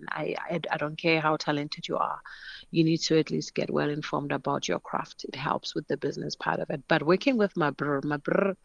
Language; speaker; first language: English; non-native, local second language; Northern Sotho